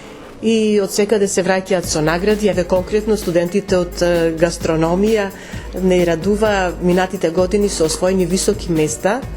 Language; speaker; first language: Macedonian; native; Macedonian